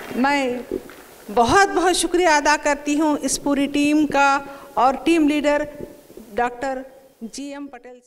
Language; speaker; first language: Urdu; native; Urdu